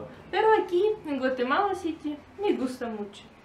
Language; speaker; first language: Spanish; non-native, learner; Russian